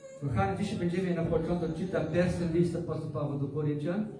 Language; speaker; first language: Polish; non-native, learner; Portuguese